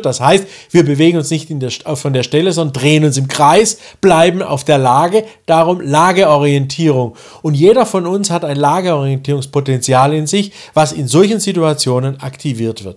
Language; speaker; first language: German; native; German